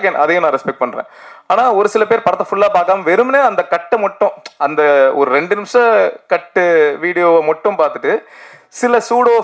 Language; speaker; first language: Tamil; native; Tamil